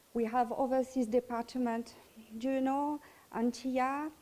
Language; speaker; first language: English; non-native, learner; French